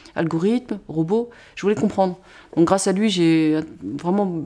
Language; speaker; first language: French; native; French